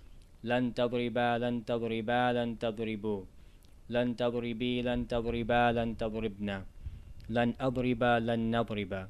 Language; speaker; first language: Arabic; non-native, fluent; English